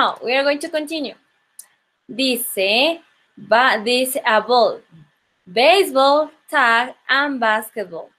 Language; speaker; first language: English; non-native, local second language; Spanish